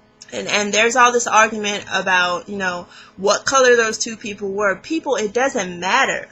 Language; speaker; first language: English; native; English